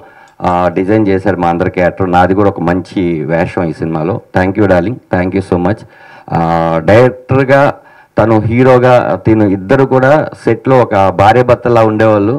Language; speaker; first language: Telugu; native; Telugu